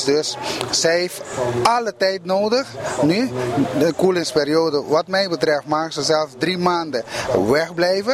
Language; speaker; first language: Dutch; non-native, local second language; Papiamento